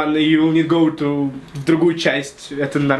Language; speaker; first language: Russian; native; Russian